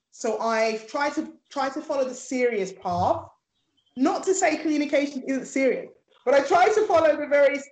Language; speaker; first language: English; early bilingual, other home language; Yoruba